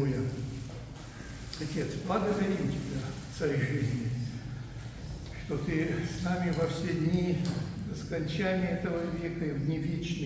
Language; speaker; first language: Russian; native; Russian